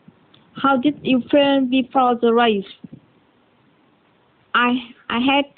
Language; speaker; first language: English; non-native, learner; Vietnamese